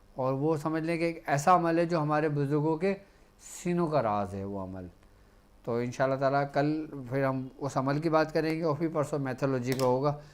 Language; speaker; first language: Urdu; native; Urdu